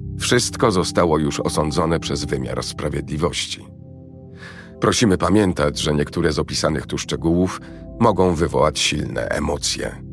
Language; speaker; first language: Polish; native; Polish